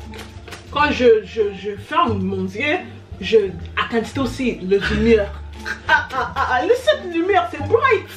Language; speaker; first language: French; early bilingual, heritage; French